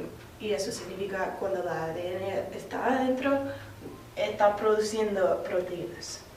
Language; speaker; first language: Spanish; non-native, learner; English